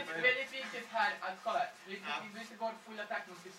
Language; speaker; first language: Swedish; non-native, fluent; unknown